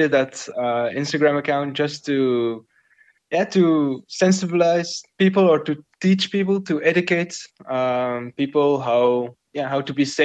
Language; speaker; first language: English; non-native, fluent; Dutch